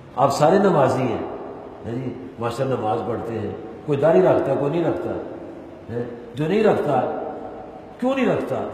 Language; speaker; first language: Urdu; non-native, local second language; Punjabi